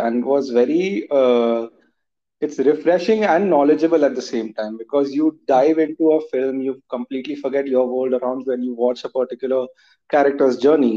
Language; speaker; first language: English; non-native, local second language; Hindi